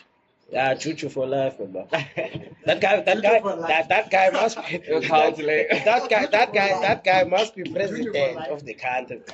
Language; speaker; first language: English; non-native, local second language; Xhosa